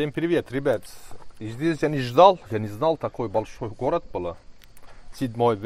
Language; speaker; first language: Russian; non-native, learner; Turkish